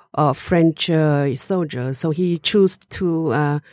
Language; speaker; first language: English; non-native, learner; Hmong